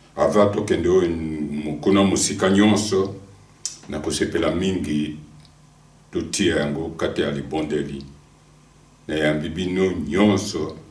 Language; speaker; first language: Lingala; non-native, local second language; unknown